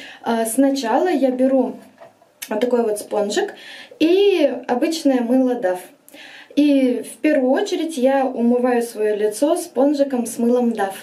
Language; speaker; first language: Russian; native; Russian